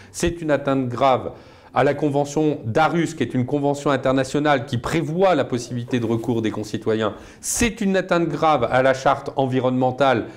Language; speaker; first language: French; native; French